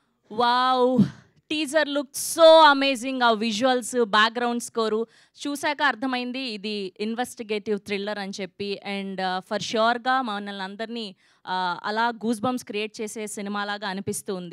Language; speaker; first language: Telugu; native; Telugu